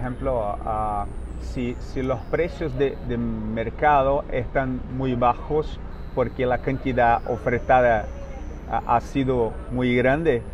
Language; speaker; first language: Spanish; non-native, fluent; Portuguese